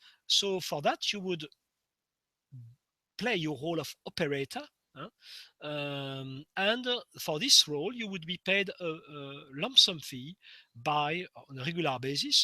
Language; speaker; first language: English; non-native, fluent; French